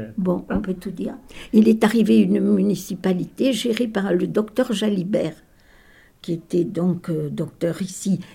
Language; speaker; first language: French; native; French